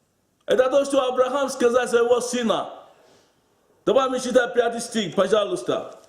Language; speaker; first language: Russian; non-native, learner; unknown